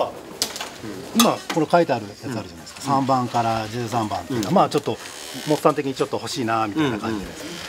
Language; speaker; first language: Japanese; native; Japanese